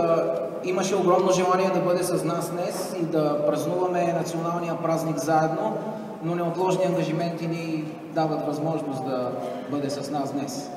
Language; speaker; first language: Bulgarian; native; Bulgarian